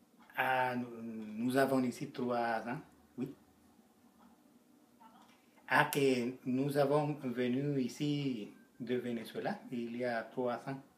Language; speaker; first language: French; non-native, learner; Spanish